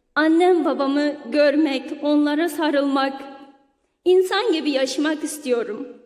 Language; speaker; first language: Turkish; non-native, fluent; Uyghur